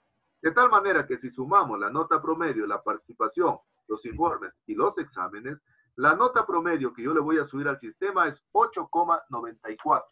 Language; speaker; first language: Spanish; native; Spanish